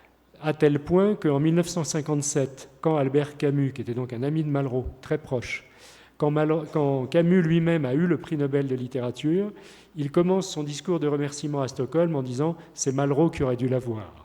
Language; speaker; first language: French; native; French